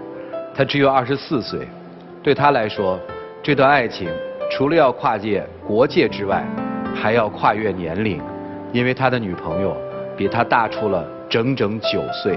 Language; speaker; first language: Chinese; native; Chinese